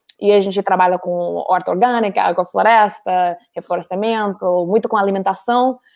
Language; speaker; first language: Portuguese; non-native, fluent; English